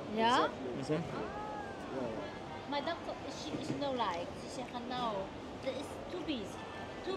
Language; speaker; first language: English; non-native, learner; Chinese